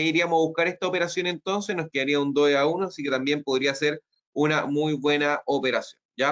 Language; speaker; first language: Spanish; native; Spanish